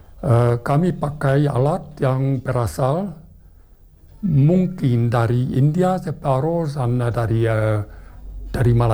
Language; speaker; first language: Indonesian; non-native, fluent; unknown